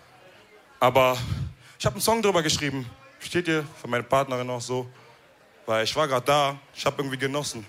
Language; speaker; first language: German; early bilingual, other home language; Wolof